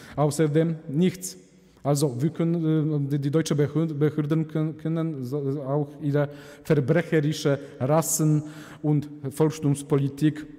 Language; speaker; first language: German; non-native, fluent; Polish